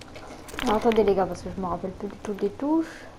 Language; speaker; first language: French; native; French